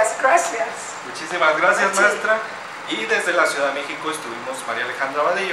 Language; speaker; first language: Spanish; native; Spanish